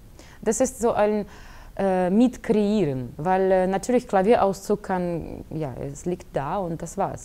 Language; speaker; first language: German; non-native, fluent; Russian